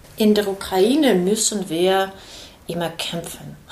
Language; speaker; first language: German; non-native, learner; Ukrainian